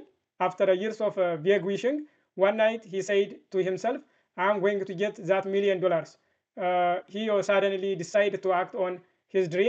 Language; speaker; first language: English; non-native, fluent; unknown